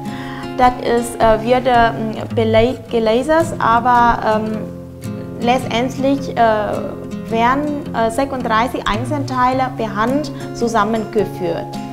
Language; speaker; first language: German; non-native, fluent; Vietnamese